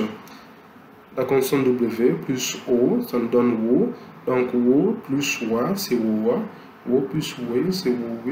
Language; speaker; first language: French; non-native, local second language; Lingala